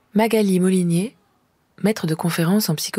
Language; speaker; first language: French; native; French